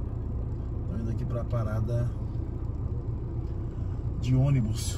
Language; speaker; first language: Portuguese; native; Portuguese